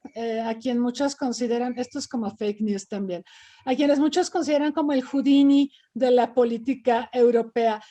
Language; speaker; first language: Spanish; native; Spanish